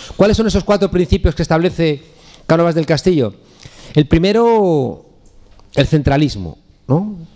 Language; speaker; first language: Spanish; native; Spanish